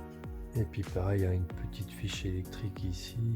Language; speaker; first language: French; native; French